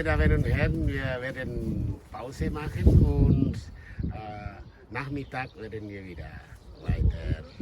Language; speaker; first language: German; non-native, learner; Indonesian